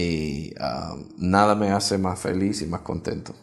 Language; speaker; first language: Spanish; early bilingual, heritage; Spanish